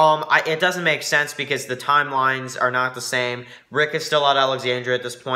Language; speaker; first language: English; native; English